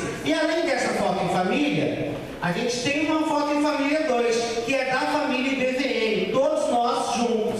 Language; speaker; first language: Portuguese; native; Portuguese